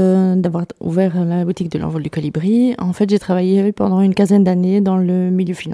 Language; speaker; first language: French; native; French